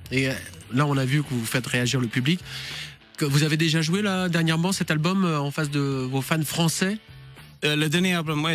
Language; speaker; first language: French; native; French